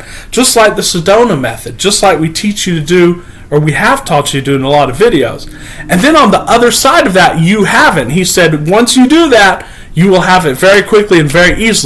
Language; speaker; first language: English; native; English